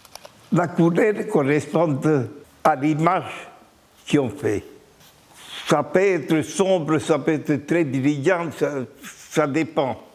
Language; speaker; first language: French; non-native, fluent; Spanish